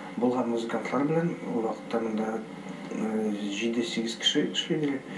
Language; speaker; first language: Tatar; early bilingual, heritage; Tatar